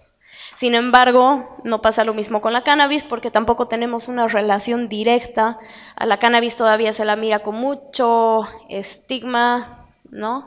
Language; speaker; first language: Spanish; native; Spanish